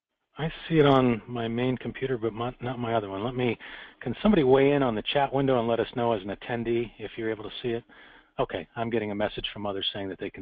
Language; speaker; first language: English; native; English